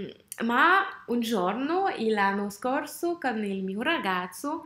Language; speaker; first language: Italian; non-native, learner; French